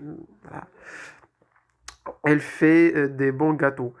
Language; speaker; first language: French; non-native, local second language; Arabic